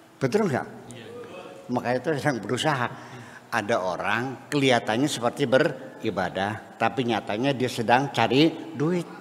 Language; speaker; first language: Indonesian; non-native, local second language; Javanese